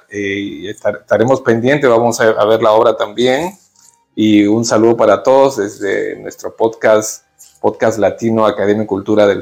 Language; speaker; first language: Spanish; native; Spanish